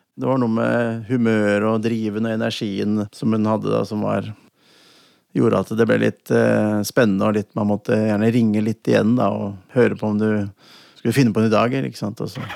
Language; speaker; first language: Norwegian; native; Norwegian